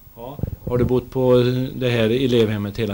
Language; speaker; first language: Swedish; native; Swedish